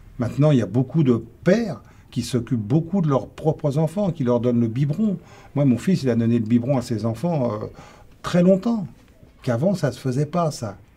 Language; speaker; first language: French; native; French